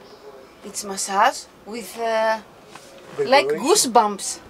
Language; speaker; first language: English; non-native, fluent; Greek